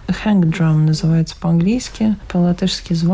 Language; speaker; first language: Russian; native; Russian